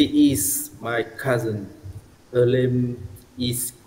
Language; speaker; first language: English; non-native, learner; Vietnamese